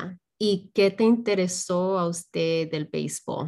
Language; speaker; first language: Spanish; early bilingual, heritage; Spanish